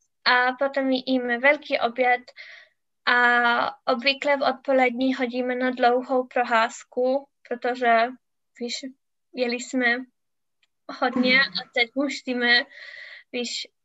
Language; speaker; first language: Czech; non-native, learner; English